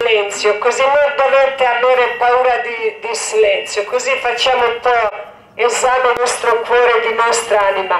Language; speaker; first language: Italian; non-native, learner; Croatian